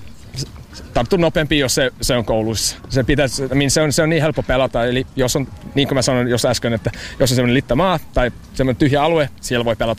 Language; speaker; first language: Finnish; non-native, learner; English